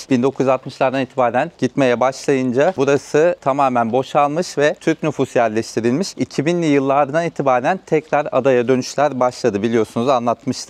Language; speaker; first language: Turkish; native; Turkish